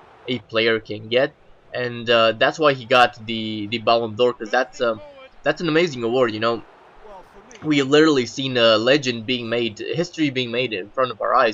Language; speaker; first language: English; native; English